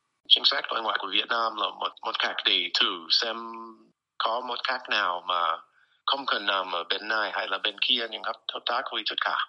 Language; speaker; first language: Vietnamese; non-native, fluent; English